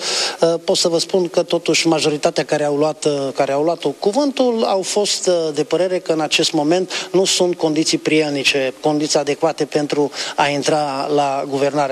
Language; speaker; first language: Romanian; non-native, local second language; Hungarian